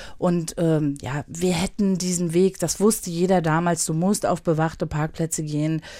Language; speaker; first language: German; native; German